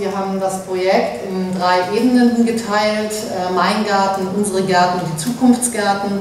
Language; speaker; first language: German; native; German